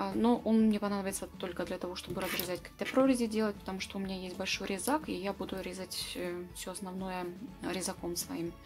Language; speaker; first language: Russian; native; Russian